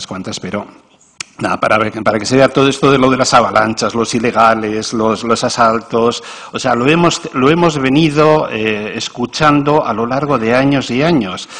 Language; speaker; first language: Spanish; native; Spanish